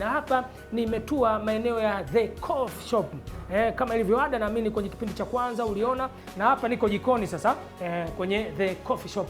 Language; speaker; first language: Swahili; native; Swahili